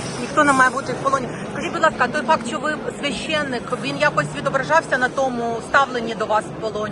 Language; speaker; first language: Ukrainian; native; Ukrainian